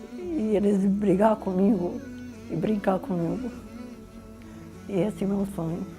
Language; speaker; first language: Portuguese; non-native, learner; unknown